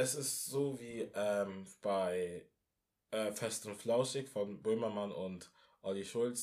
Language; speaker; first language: German; non-native, local second language; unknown